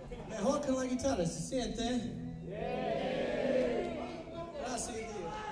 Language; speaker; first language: Italian; early bilingual, heritage; Italian